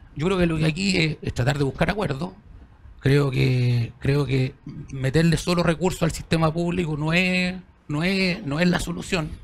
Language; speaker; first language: Spanish; native; Spanish